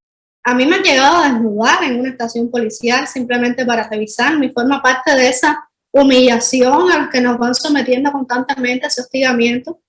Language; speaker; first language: Spanish; native; Spanish